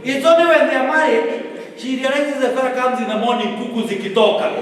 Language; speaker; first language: English; non-native, local second language; Swahili